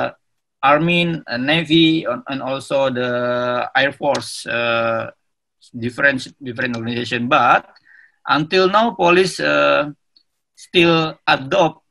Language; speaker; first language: English; non-native, learner; Indonesian